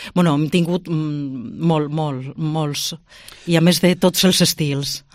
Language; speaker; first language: Catalan; non-native, local second language; Spanish